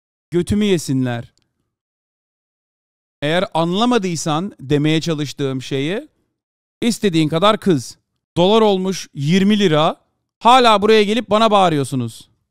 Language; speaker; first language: Turkish; native; Turkish